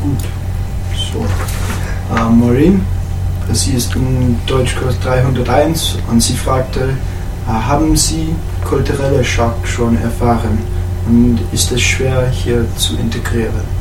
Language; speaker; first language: German; non-native, learner; English